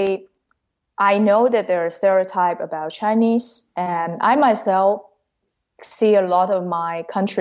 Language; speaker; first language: English; non-native, fluent; Cantonese